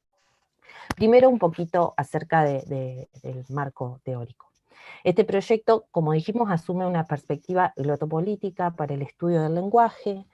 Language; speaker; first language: Spanish; native; Spanish